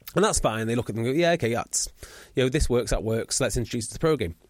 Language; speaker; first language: English; native; English